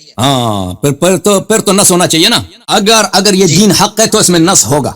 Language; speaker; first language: Urdu; non-native, fluent; Persian